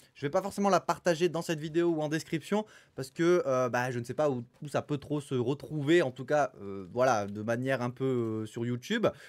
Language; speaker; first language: French; native; French